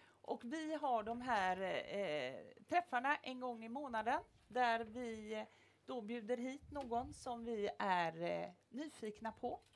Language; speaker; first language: Swedish; native; Swedish